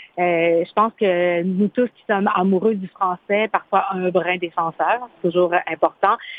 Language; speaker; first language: French; early bilingual, other home language; Spanish